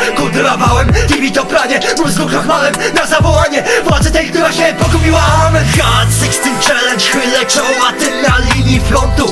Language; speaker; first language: Polish; native; Polish